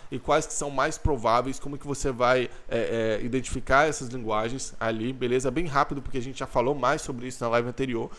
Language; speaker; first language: Portuguese; native; Portuguese